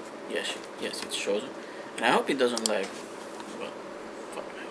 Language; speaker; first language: English; non-native, fluent; Italian